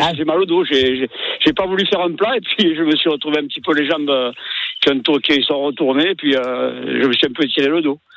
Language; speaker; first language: French; native; French